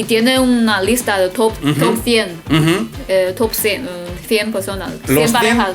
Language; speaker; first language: Spanish; non-native, fluent; Chinese